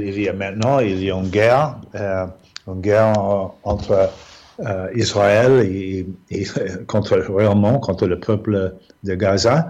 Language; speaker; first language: French; non-native, fluent; English